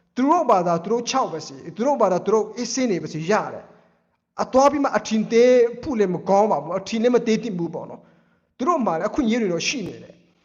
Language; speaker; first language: Burmese; non-native, local second language; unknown